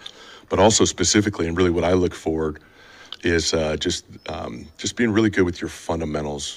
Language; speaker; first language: English; native; English